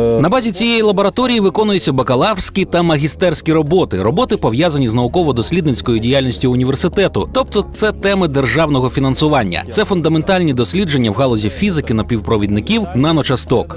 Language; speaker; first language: Ukrainian; native; Ukrainian